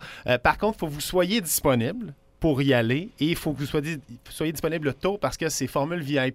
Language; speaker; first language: French; native; French